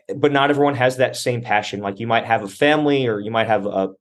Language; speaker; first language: English; native; English